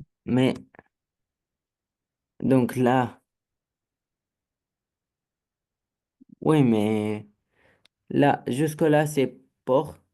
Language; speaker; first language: French; non-native, learner; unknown